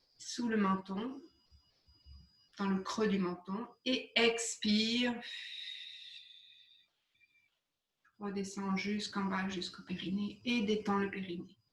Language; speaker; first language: French; native; French